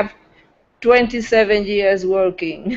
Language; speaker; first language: English; non-native, fluent; Spanish